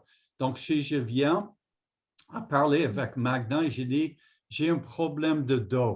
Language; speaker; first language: French; non-native, fluent; English